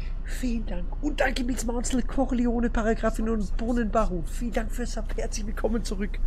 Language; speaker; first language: German; native; German